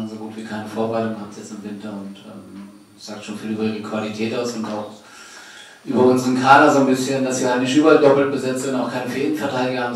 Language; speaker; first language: German; native; German